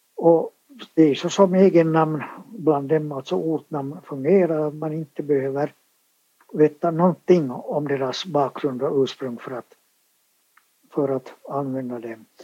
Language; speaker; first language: Swedish; native; Swedish